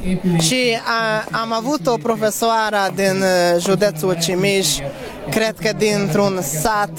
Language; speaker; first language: Romanian; non-native, local second language; Hungarian